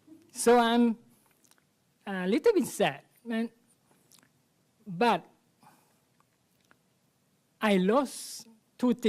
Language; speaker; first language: English; non-native, learner; Thai